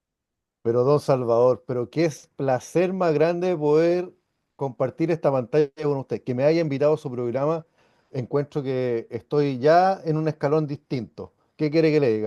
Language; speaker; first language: Spanish; native; Spanish